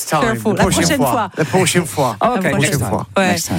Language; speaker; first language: French; non-native, learner; English